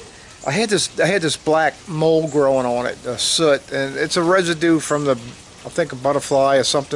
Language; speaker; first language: English; native; English